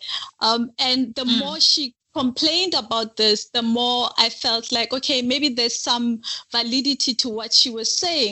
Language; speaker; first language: English; non-native, local second language; Northern Sotho